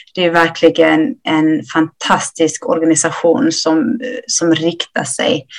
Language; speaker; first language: Swedish; early bilingual, other home language; Amharic